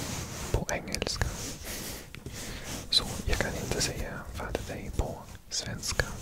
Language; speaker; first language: Swedish; non-native, learner; English